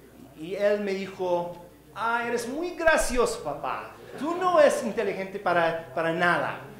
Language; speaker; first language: Spanish; non-native, fluent; English